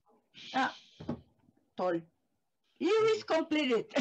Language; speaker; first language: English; non-native, learner; Spanish